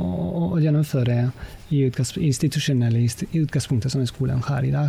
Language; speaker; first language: Norwegian; non-native, fluent; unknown